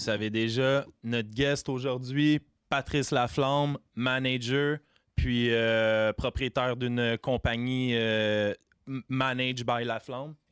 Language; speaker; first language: French; native; French